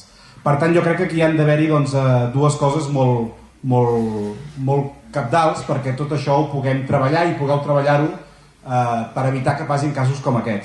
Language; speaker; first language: Catalan; native; Catalan